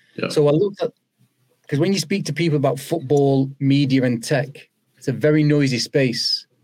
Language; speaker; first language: English; native; English